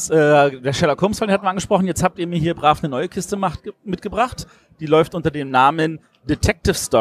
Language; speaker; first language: German; native; German